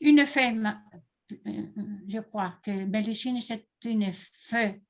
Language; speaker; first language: French; non-native, learner; Spanish